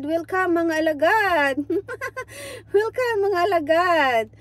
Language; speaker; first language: Filipino; non-native, local second language; Hiligaynon